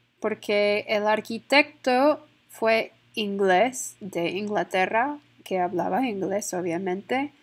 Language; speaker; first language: Spanish; non-native, fluent; English